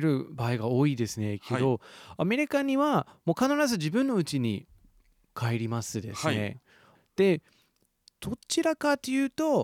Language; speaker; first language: Japanese; non-native, fluent; English